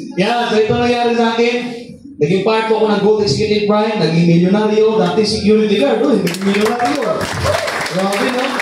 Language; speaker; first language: Filipino; non-native, local second language; Masbatenyo